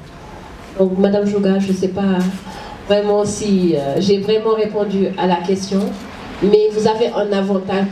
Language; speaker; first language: French; non-native, local second language; Wolof